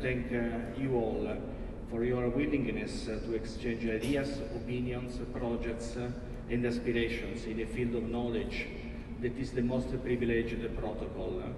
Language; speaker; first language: English; non-native, fluent; Italian